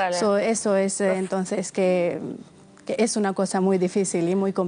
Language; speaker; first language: Spanish; non-native, fluent; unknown